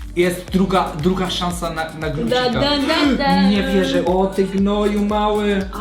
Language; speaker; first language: Polish; non-native, fluent; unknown